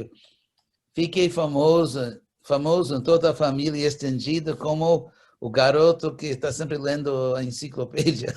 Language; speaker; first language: Portuguese; non-native, fluent; English